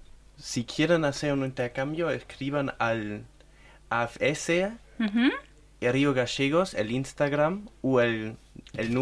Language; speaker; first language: Spanish; non-native, fluent; German